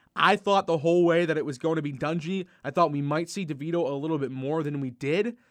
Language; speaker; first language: English; native; English